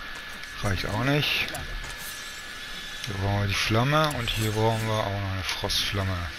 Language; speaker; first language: German; native; German